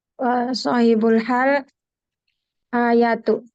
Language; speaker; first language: Arabic; non-native, learner; Indonesian